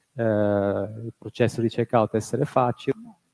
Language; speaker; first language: Italian; non-native, fluent; Portuguese